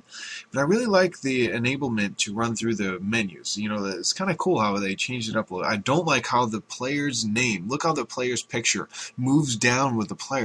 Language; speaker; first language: English; native; English